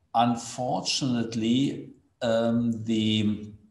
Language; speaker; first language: English; non-native, fluent; German